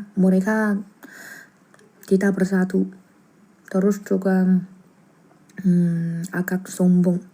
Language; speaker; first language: Indonesian; non-native, learner; Chinese